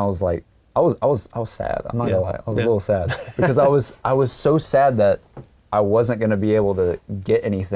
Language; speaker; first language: English; native; English